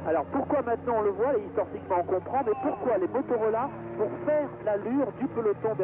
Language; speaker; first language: French; native; French